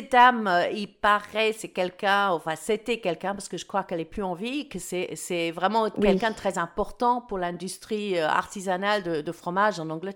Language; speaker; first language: French; non-native, fluent; English